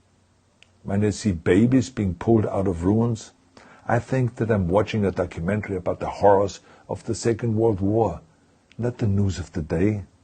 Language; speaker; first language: English; non-native, fluent; German